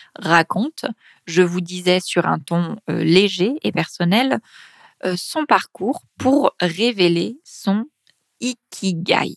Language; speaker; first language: French; native; French